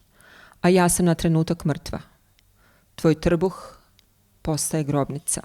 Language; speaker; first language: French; non-native, fluent; Bosnian